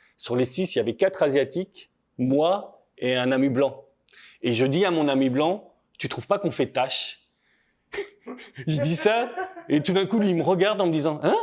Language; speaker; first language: French; native; French